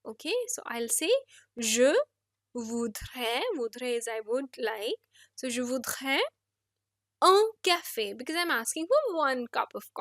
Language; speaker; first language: French; non-native, fluent; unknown